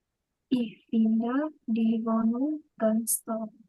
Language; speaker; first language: German; non-native, learner; Indonesian